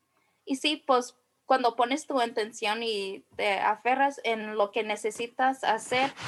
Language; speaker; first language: Spanish; early bilingual, heritage; Spanish